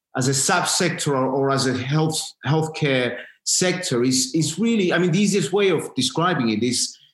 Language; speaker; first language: English; non-native, fluent; Greek